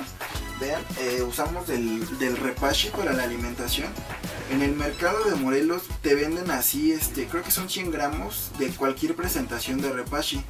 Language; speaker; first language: Spanish; native; Spanish